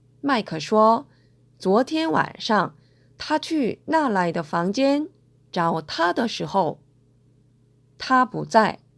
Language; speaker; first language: Chinese; non-native, fluent; Korean